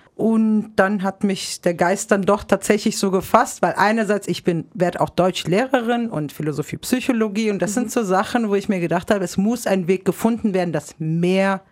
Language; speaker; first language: German; native; German